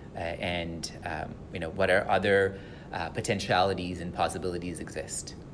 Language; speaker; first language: English; non-native, local second language; Tamil